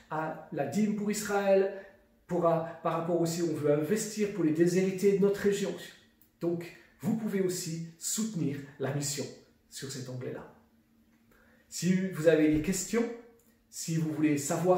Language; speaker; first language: French; native; French